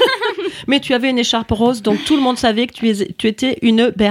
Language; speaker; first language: French; native; French